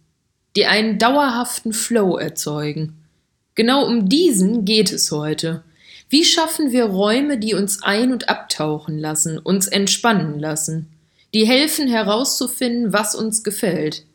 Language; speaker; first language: German; native; German